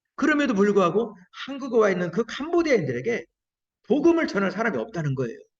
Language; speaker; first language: Korean; native; Korean